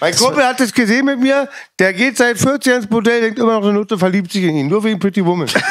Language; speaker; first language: German; native; German